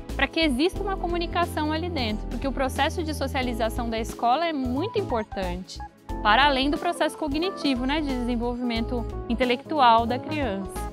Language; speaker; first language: Portuguese; native; Portuguese